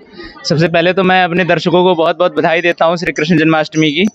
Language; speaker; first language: Hindi; native; Hindi